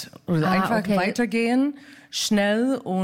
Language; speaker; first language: German; non-native, fluent; English